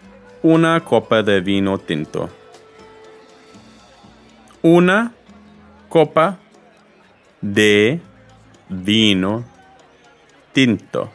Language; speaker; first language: Spanish; non-native, fluent; English